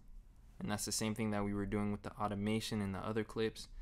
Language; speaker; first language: English; native; English